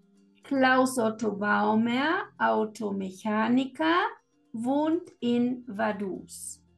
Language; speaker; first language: German; non-native, fluent; Spanish